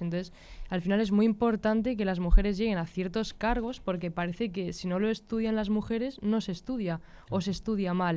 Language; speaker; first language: Spanish; native; Spanish